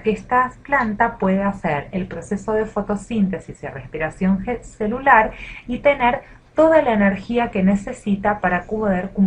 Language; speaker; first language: Spanish; native; Spanish